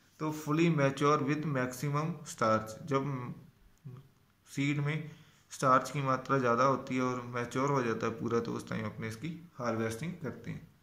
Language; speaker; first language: Hindi; non-native, local second language; Punjabi